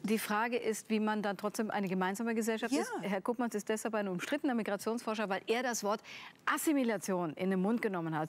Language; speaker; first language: German; native; German